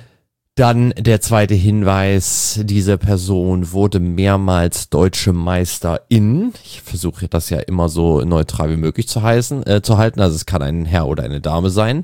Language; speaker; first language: German; native; German